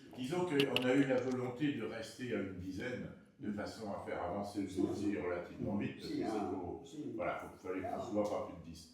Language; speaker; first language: French; native; French